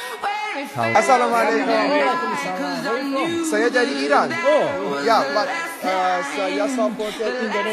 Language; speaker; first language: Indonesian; non-native, learner; Persian